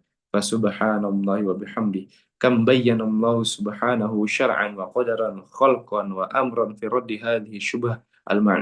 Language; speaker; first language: Arabic; non-native, fluent; Indonesian